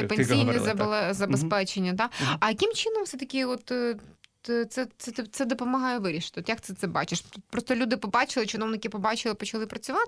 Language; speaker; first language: Ukrainian; native; Ukrainian